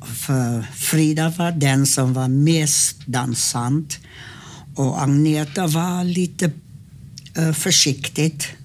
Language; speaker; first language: Swedish; non-native, fluent; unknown